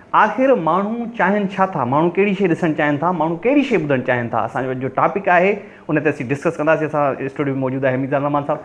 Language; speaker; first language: Sindhi; native; Sindhi